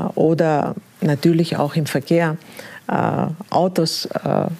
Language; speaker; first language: German; non-native, fluent; Greek